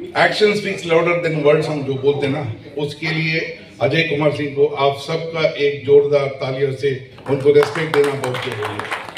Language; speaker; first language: Hindi; non-native, local second language; Kannada